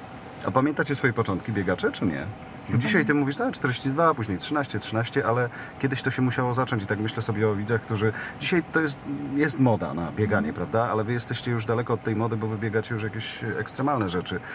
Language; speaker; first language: Polish; native; Polish